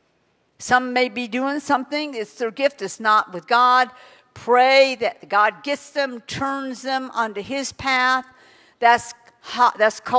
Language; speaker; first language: English; native; English